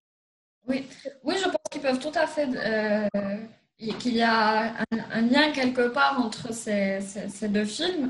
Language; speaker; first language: French; non-native, local second language; Arabic